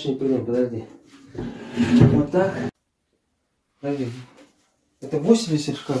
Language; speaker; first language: Russian; native; Russian